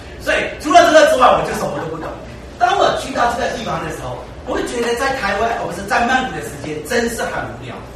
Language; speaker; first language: Chinese; early bilingual, heritage; Chinese